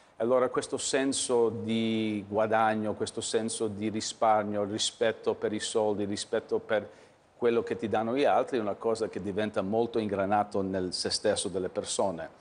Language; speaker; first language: Italian; early bilingual, heritage; English